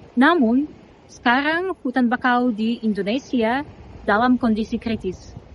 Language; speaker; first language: Indonesian; non-native, fluent; Russian